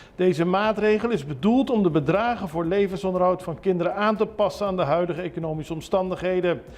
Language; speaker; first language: Dutch; non-native, local second language; Papiamento